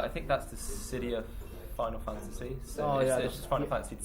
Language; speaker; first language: English; native; English